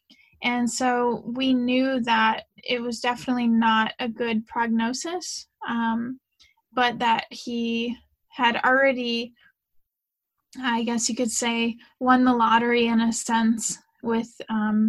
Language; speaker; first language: English; native; English